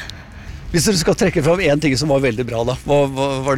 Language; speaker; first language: Norwegian; native; Norwegian